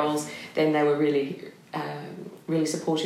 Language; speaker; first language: English; native; English